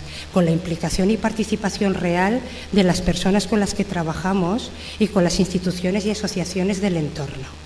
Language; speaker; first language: Spanish; native; Spanish